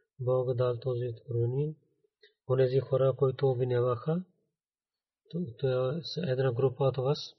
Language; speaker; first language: Bulgarian; non-native, learner; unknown